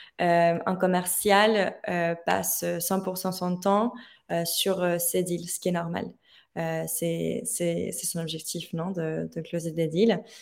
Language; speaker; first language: French; non-native, fluent; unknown